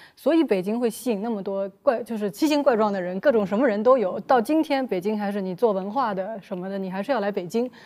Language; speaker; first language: Chinese; native; Chinese